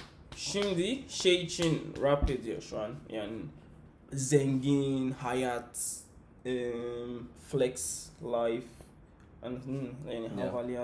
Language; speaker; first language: Turkish; non-native, fluent; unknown